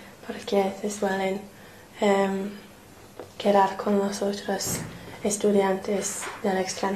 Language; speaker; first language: Spanish; non-native, fluent; English